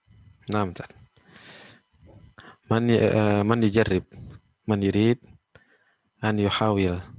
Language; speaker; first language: Arabic; non-native, fluent; Indonesian